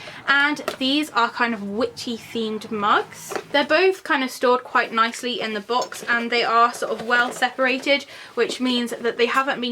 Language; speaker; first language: English; native; English